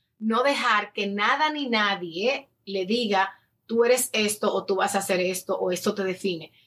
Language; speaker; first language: Spanish; native; Spanish